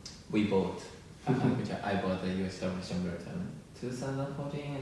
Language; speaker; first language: English; non-native, learner; Japanese